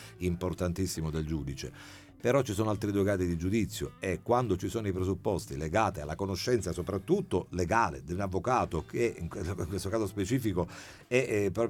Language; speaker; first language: Italian; native; Italian